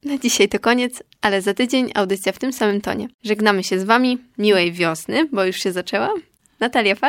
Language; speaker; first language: Polish; native; Polish